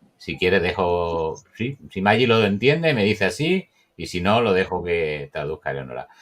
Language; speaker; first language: Spanish; native; Spanish